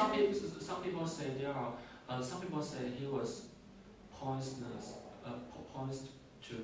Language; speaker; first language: English; non-native, learner; Chinese